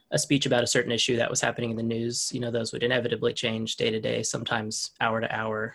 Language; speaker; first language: English; native; English